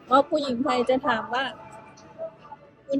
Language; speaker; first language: Thai; native; Thai